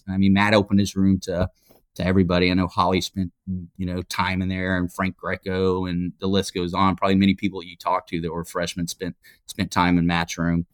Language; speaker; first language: English; native; English